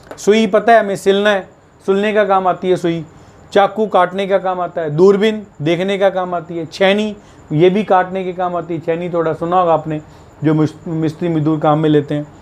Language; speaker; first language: Hindi; native; Hindi